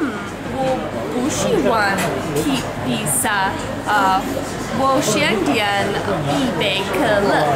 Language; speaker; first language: Chinese; non-native, learner; English